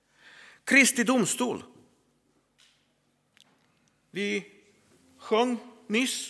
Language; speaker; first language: Swedish; non-native, fluent; Croatian